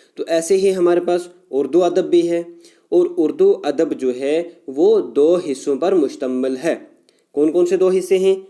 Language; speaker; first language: Urdu; non-native, local second language; Kashmiri